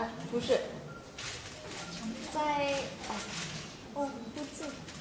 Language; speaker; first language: Chinese; non-native, learner; Korean